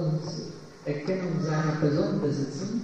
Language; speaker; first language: German; non-native, fluent; Polish